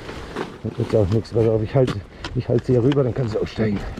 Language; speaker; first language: German; native; German